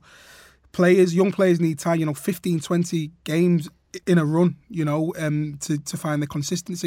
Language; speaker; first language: English; native; English